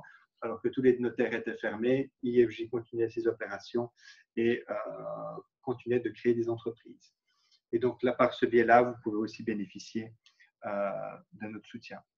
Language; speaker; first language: French; native; French